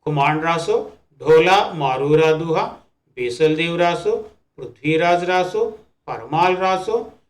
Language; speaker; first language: Hindi; non-native, local second language; Telugu